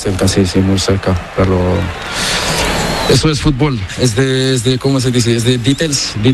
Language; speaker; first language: Spanish; non-native, learner; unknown